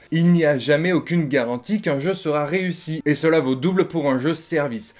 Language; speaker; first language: French; native; French